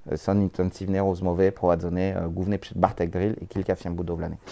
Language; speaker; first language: Polish; non-native, learner; French